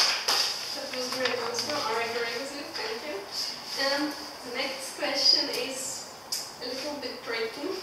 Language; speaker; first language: English; non-native, learner; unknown